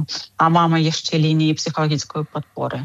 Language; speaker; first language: Czech; non-native, fluent; Ukrainian